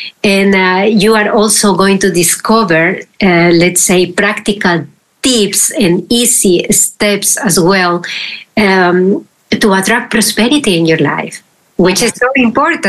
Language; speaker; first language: English; non-native, fluent; Spanish